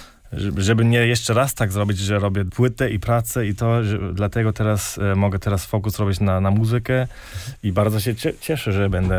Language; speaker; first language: Polish; early bilingual, heritage; Polish